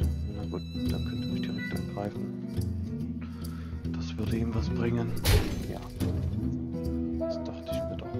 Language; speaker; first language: German; native; German